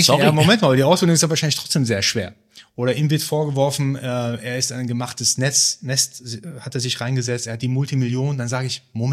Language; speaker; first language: German; early bilingual, other home language; Persian